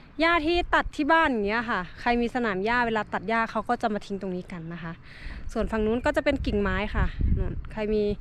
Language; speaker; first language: Thai; native; Thai